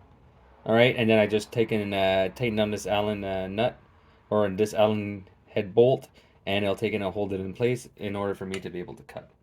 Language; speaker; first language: English; native; English